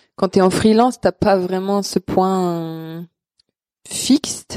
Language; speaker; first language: French; non-native, fluent; Swedish